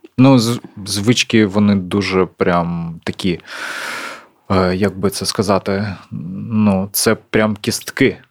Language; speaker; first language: Ukrainian; non-native, local second language; Russian